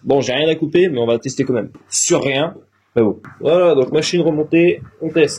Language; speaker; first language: French; native; French